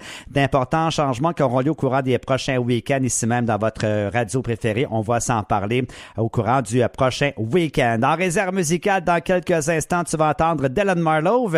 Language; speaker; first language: French; native; French